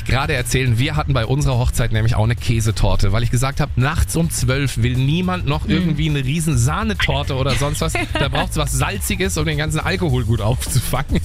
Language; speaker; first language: German; native; German